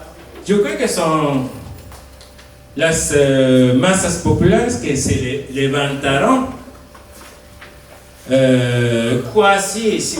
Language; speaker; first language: Spanish; non-native, fluent; Japanese